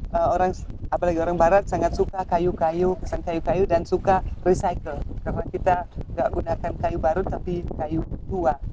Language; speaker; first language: Indonesian; non-native, fluent; German